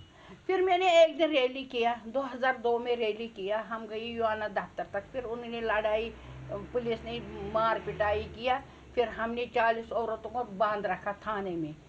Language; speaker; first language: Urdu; non-native, local second language; Kashmiri